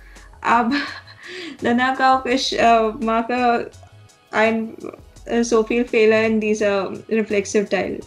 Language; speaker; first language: German; non-native, learner; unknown